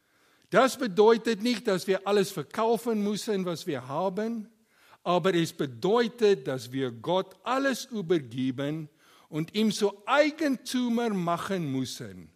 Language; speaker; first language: German; non-native, learner; Afrikaans